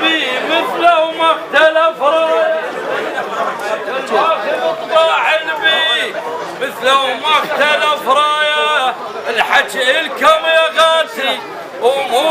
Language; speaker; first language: Arabic; native; Arabic